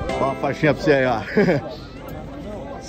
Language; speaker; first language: Portuguese; native; Portuguese